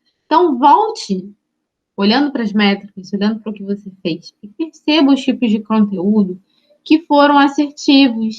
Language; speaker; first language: Portuguese; native; Portuguese